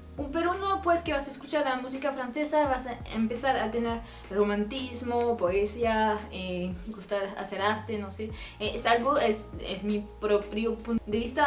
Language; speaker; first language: Spanish; non-native, learner; French